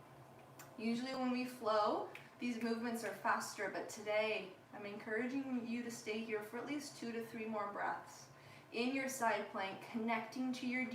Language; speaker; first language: English; native; English